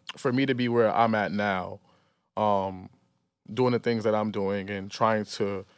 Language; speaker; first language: English; native; English